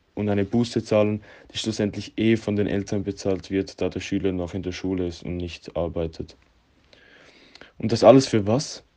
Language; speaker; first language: German; native; German